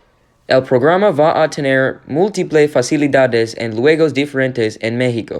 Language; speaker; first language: Spanish; non-native, learner; English